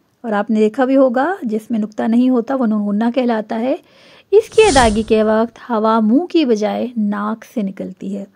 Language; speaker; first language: Urdu; native; Urdu